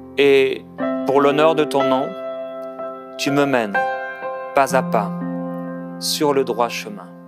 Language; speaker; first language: French; non-native, local second language; Haitian Creole